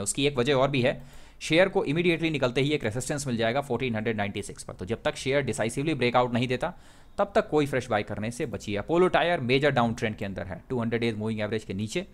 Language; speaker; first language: Hindi; native; Hindi